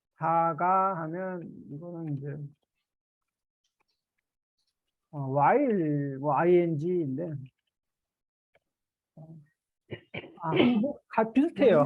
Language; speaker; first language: Korean; native; Korean